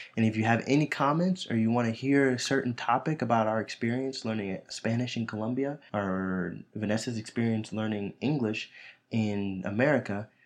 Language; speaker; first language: English; native; English